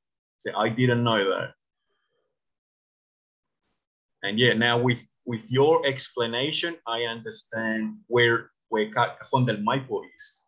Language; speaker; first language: English; non-native, learner; Spanish